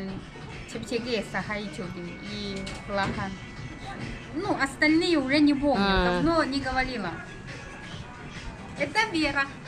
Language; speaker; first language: Russian; native; Russian